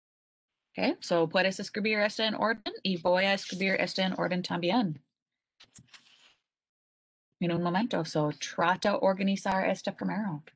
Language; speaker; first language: Spanish; non-native, learner; English